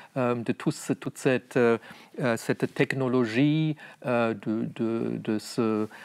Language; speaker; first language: French; non-native, fluent; German